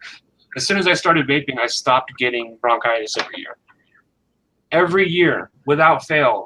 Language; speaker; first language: English; native; English